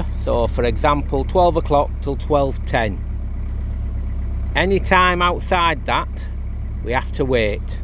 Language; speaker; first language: English; native; English